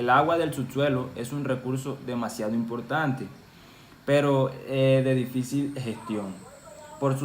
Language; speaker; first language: Spanish; native; Spanish